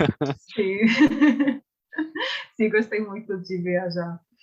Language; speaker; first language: Portuguese; non-native, learner; English